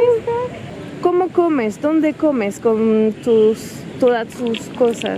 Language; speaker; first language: Spanish; non-native, learner; French